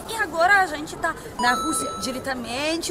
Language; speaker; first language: Portuguese; non-native, learner; Russian